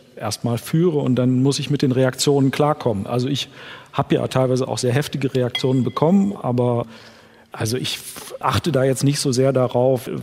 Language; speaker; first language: German; native; German